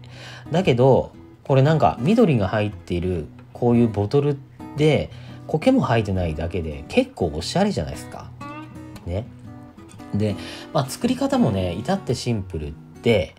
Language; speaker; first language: Japanese; native; Japanese